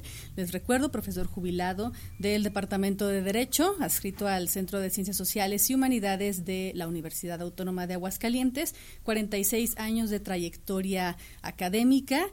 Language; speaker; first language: Spanish; native; Spanish